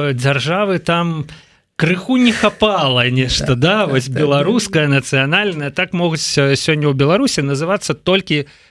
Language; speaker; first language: Belarusian; native; Belarusian